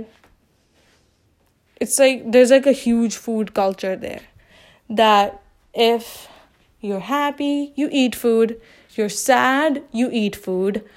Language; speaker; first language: English; non-native, local second language; Urdu